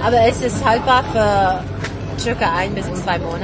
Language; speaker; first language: German; non-native, learner; Korean